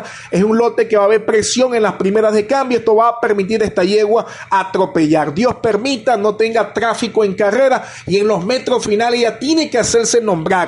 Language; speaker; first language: Spanish; native; Spanish